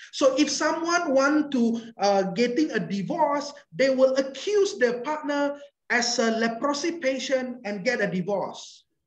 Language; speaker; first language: English; non-native, local second language; Malay